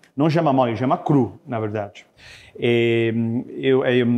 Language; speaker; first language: Portuguese; non-native, fluent; English